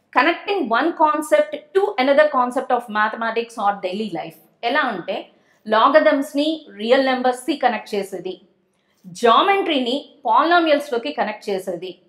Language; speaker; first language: Telugu; native; Telugu